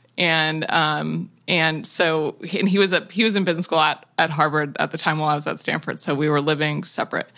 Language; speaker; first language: English; native; English